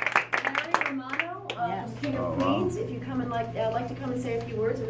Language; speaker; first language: English; native; English